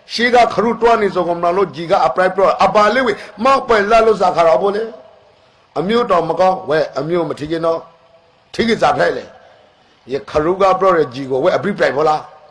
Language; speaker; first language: Burmese; native; Burmese